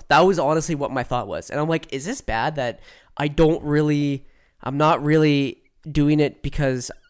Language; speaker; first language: English; native; English